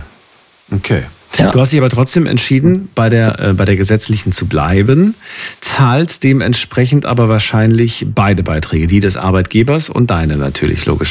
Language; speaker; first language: German; native; German